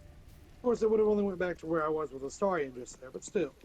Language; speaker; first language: English; native; English